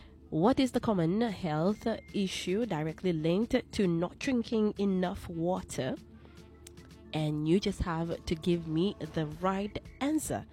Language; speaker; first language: English; non-native, local second language; Seselwa Creole French